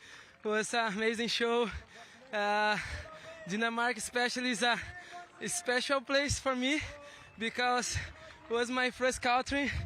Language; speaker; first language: English; non-native, learner; Portuguese